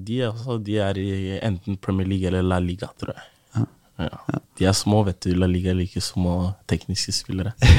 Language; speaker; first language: Norwegian; early bilingual, other home language; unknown